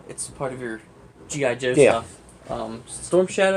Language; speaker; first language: English; native; English